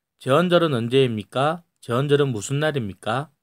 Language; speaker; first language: Korean; native; Korean